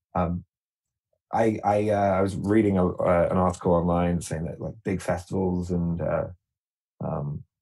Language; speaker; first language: English; native; English